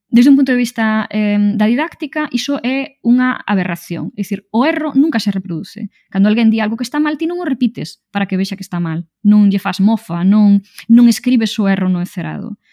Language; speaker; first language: Galician; native; Galician